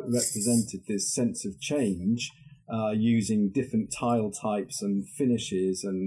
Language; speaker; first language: English; native; English